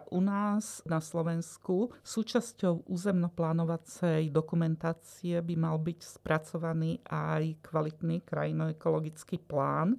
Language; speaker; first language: Slovak; native; Slovak